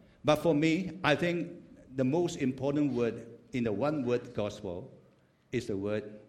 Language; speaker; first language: English; non-native, local second language; Chinese